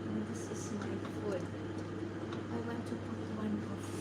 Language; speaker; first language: English; non-native, learner; Bikol